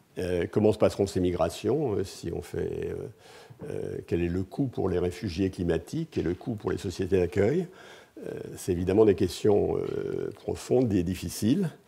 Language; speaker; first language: French; native; French